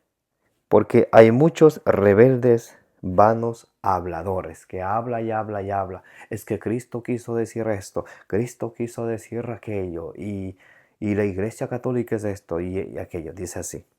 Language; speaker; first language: Spanish; native; Spanish